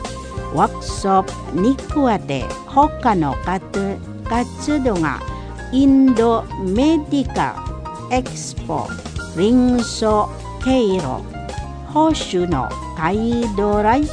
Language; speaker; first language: Japanese; non-native, fluent; Indonesian